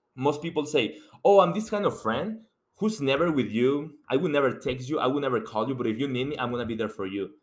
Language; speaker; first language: English; non-native, fluent; Spanish